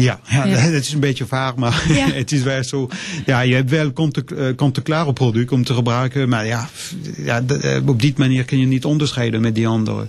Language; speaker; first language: Dutch; non-native, fluent; French